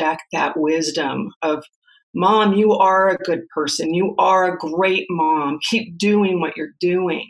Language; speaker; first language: English; native; English